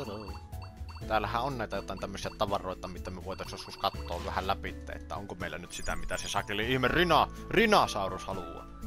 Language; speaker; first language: Finnish; native; Finnish